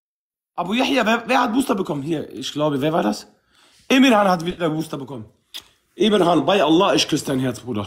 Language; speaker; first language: German; non-native, local second language; Arabic